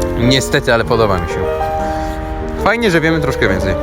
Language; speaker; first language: Polish; native; Polish